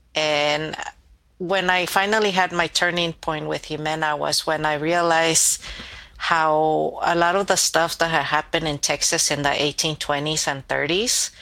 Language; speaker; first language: English; early bilingual, other home language; Spanish